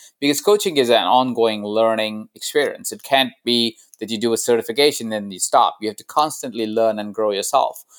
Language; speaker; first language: English; non-native, local second language; Hindi